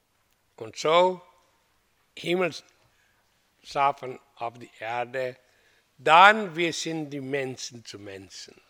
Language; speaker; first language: German; non-native, learner; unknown